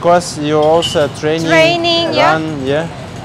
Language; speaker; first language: English; non-native, learner; Russian